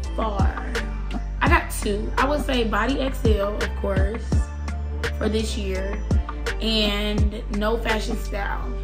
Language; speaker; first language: English; native; English